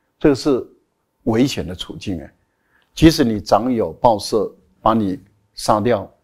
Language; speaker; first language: Chinese; native; Chinese